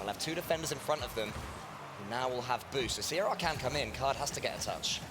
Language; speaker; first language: English; native; English